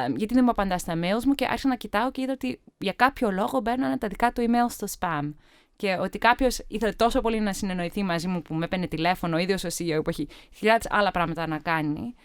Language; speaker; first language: Greek; early bilingual, heritage; Greek